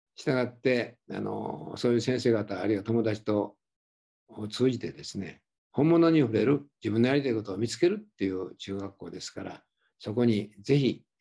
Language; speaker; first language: Japanese; native; Japanese